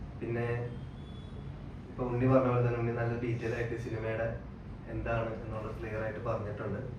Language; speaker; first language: Malayalam; native; Malayalam